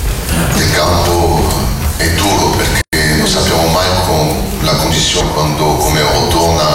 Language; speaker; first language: Italian; non-native, learner; French